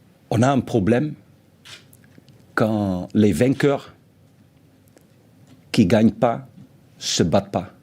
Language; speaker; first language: French; non-native, fluent; Dutch